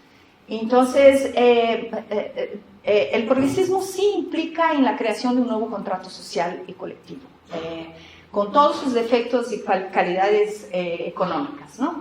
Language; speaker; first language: Spanish; non-native, fluent; Portuguese